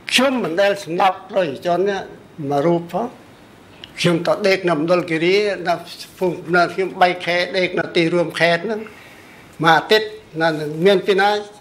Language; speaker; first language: Khmer; native; Khmer